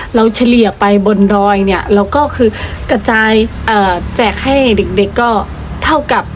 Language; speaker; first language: Thai; non-native, fluent; Burmese